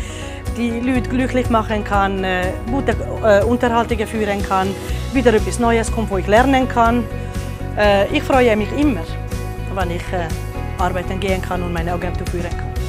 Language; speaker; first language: German; non-native, fluent; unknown